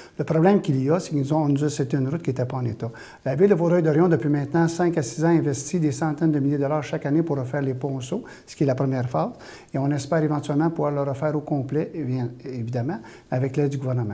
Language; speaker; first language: French; native; French